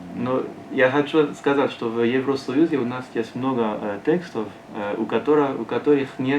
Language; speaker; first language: Russian; non-native, learner; French